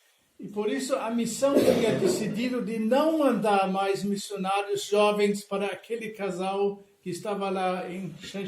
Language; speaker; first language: Portuguese; non-native, fluent; German